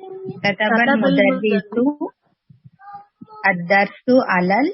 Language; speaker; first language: Arabic; non-native, learner; Urdu